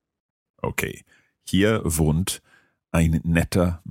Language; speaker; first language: German; non-native, learner; English